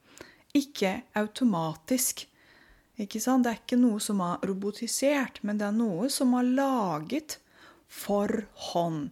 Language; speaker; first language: Norwegian; non-native, fluent; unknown